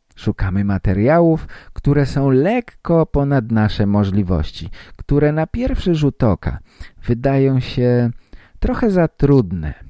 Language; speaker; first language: Polish; native; Polish